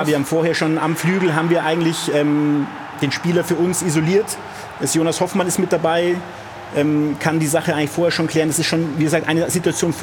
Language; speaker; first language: German; native; German